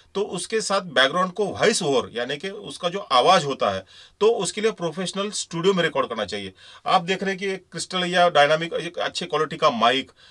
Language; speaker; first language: Hindi; non-native, local second language; Marathi